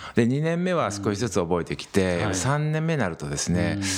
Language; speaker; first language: Japanese; native; Japanese